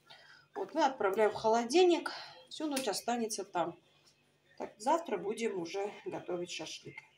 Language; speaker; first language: Russian; non-native, learner; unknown